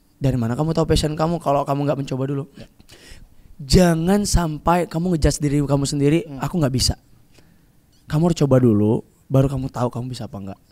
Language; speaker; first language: Indonesian; native; Indonesian